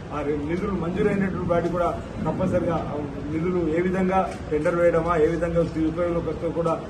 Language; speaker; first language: Telugu; native; Telugu